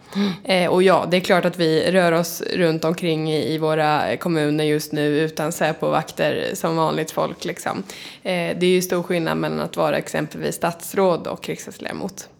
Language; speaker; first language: Swedish; native; Swedish